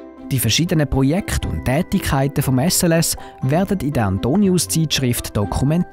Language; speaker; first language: German; native; German